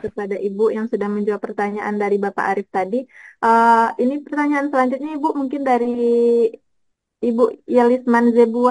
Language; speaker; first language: Indonesian; native; Indonesian